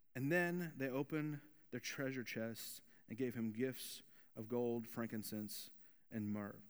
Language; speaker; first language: English; native; English